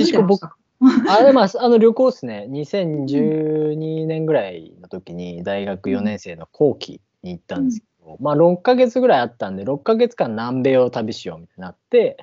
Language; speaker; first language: Japanese; native; Japanese